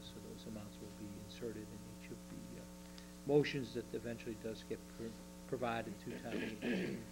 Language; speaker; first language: English; native; English